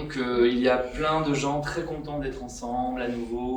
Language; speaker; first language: French; native; French